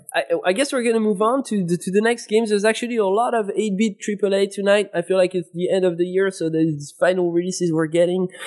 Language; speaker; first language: English; non-native, fluent; French